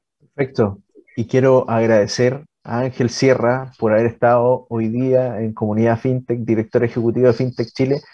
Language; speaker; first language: Spanish; native; Spanish